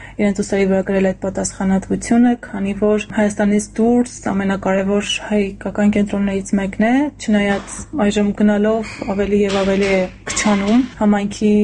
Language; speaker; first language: Armenian; native; Armenian